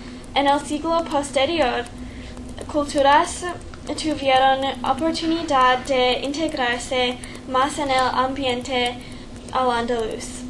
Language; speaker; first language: Spanish; non-native, learner; English